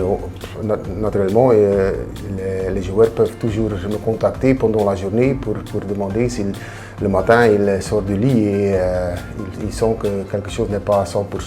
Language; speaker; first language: French; non-native, local second language; Dutch